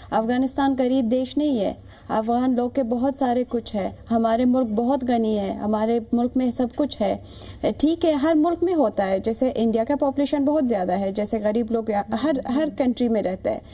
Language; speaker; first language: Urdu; non-native, fluent; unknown